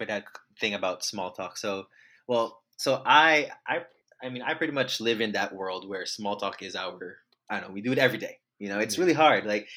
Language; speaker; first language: English; non-native, local second language; Filipino